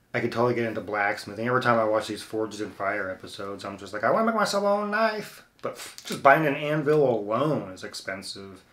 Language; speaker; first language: English; native; English